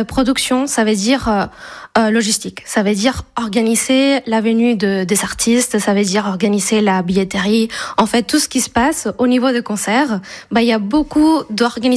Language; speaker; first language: French; non-native, fluent; Spanish